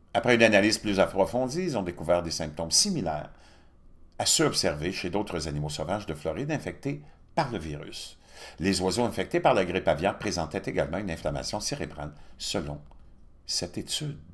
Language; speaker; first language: French; native; French